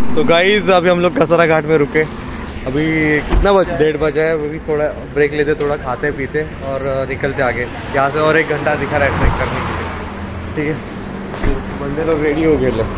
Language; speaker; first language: Hindi; non-native, local second language; Marathi